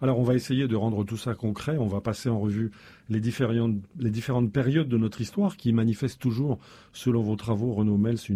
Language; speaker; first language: French; native; French